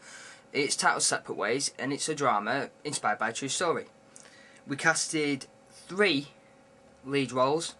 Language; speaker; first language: English; native; English